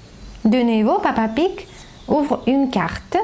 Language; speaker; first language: French; non-native, learner; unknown